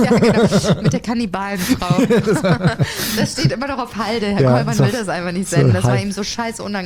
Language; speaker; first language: German; native; German